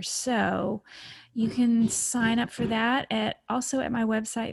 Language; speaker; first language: English; native; English